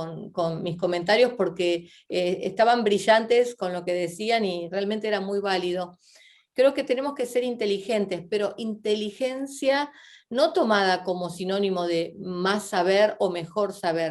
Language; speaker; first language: Spanish; native; Spanish